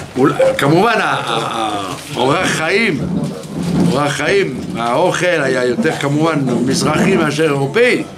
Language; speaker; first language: Hebrew; non-native, fluent; French